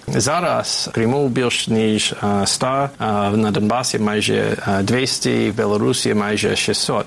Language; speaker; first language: Ukrainian; non-native, fluent; English